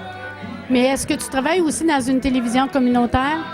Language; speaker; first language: French; native; French